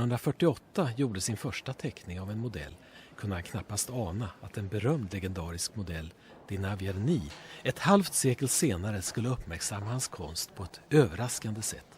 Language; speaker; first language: Swedish; native; Swedish